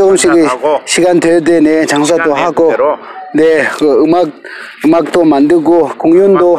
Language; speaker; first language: Korean; non-native, fluent; Tibetan